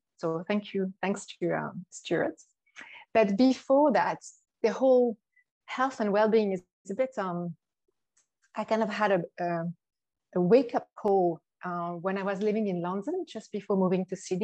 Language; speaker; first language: English; non-native, fluent; French